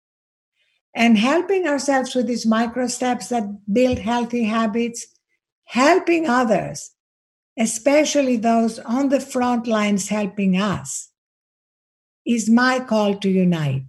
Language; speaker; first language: English; non-native, fluent; Greek